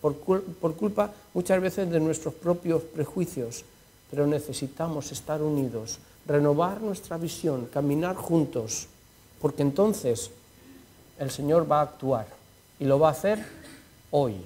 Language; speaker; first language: Spanish; native; Spanish